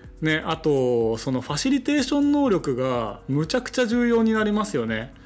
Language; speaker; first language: Japanese; native; Japanese